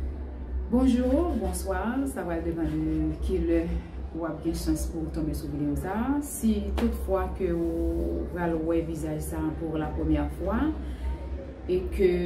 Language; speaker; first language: French; non-native, learner; Haitian Creole